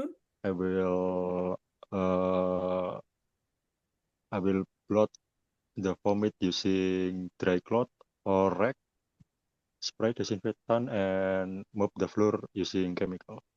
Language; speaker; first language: English; non-native, learner; Indonesian